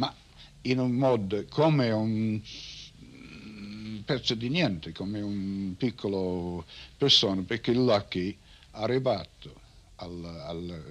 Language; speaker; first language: Italian; non-native, learner; English